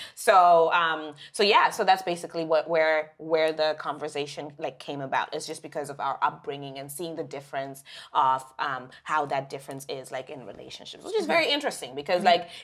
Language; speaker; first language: English; non-native, local second language; Shona